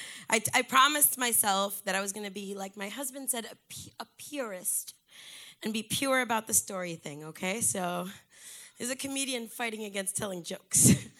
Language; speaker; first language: English; early bilingual, other home language; Spanish